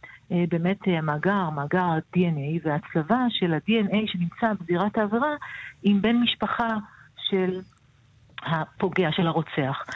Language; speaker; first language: Hebrew; native; Hebrew